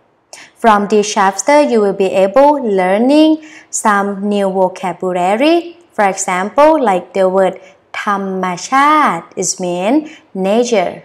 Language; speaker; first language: English; non-native, learner; Thai